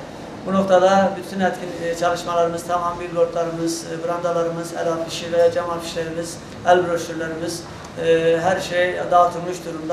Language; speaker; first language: Turkish; native; Turkish